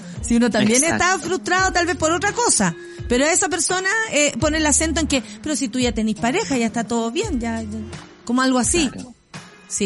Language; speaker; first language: Spanish; native; Spanish